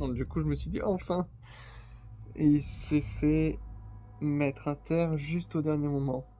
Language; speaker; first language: French; native; French